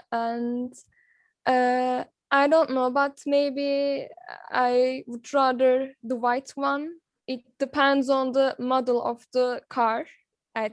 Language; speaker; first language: English; non-native, learner; Turkish